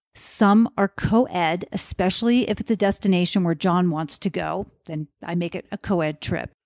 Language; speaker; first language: English; native; English